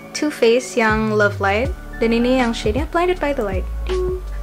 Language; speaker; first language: Indonesian; native; Indonesian